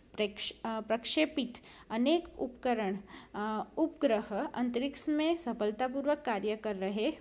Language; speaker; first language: Hindi; non-native, local second language; Gujarati